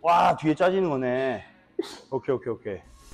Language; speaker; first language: Korean; native; Korean